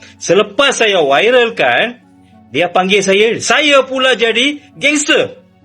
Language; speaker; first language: Malay; native; Malay